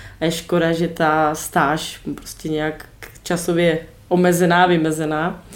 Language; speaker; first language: Czech; early bilingual, heritage; Czech